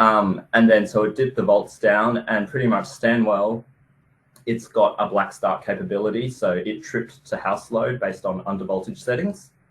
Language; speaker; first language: English; native; English